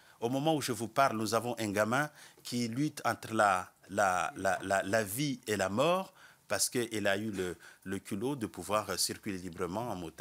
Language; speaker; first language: French; non-native, local second language; Comorian